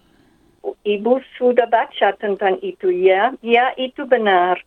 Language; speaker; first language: Indonesian; non-native, fluent; English